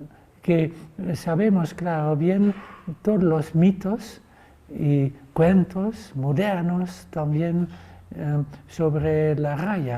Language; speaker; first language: Spanish; non-native, fluent; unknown